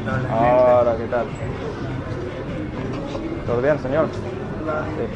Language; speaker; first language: Spanish; non-native, fluent; English